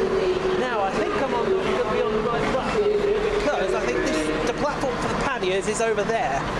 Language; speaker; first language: English; native; English